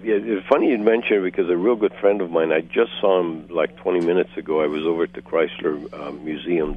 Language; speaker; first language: English; non-native, fluent; Hungarian